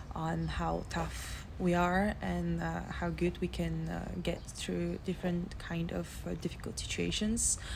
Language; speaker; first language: English; non-native, fluent; Bulgarian